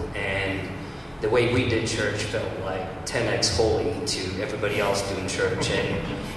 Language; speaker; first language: English; early bilingual, other home language; Romanian